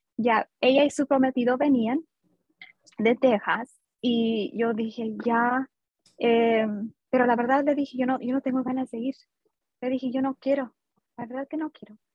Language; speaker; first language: Spanish; early bilingual, heritage; Spanish